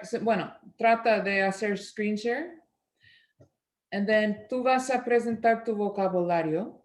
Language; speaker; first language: Spanish; non-native, fluent; English